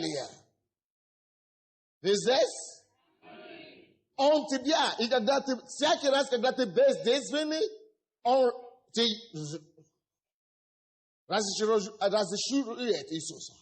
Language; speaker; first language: Russian; non-native, fluent; Yoruba